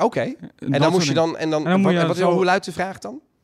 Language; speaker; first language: Dutch; native; Dutch